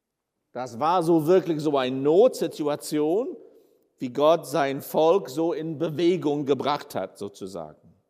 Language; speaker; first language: German; non-native, fluent; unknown